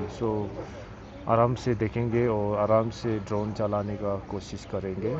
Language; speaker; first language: Hindi; non-native, local second language; Tibetan